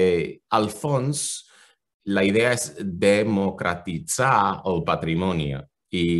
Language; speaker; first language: Catalan; non-native, fluent; English